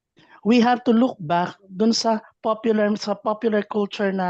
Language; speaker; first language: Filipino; native; Filipino